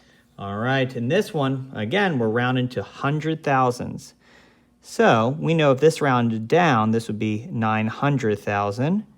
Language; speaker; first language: English; native; English